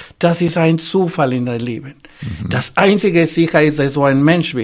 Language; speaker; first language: German; non-native, fluent; Spanish